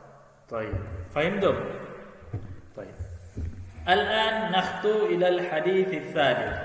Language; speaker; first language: Arabic; non-native, fluent; Indonesian